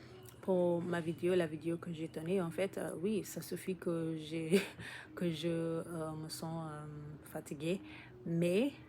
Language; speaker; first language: French; non-native, learner; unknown